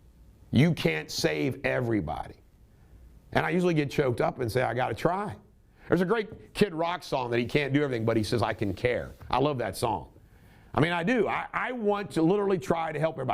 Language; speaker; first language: English; native; English